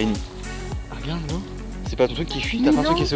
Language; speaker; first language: French; native; French